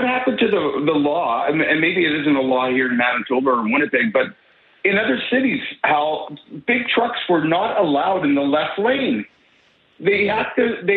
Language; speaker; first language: English; native; English